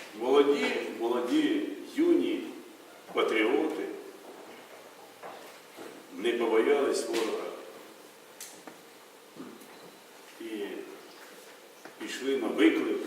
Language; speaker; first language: Ukrainian; native; Ukrainian